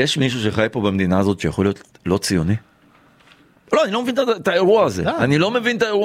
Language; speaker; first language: Hebrew; native; Hebrew